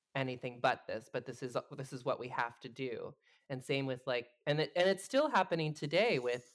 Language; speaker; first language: English; native; English